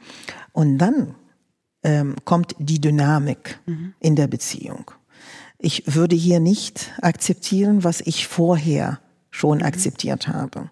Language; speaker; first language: German; non-native, fluent; Arabic